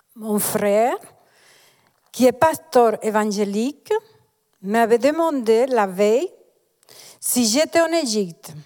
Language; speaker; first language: French; non-native, fluent; Spanish